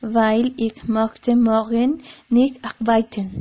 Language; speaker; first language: German; non-native, learner; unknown